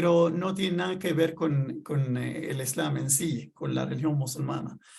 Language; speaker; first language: Spanish; non-native, fluent; Arabic